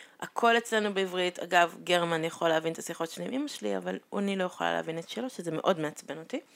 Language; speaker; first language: Hebrew; native; Hebrew